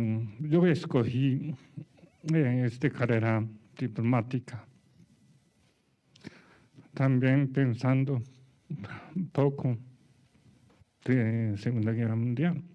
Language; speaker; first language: Spanish; non-native, learner; Japanese